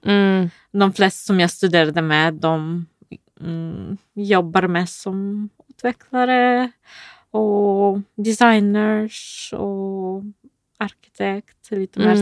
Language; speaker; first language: Swedish; non-native, fluent; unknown